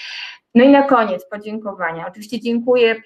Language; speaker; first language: Polish; native; Polish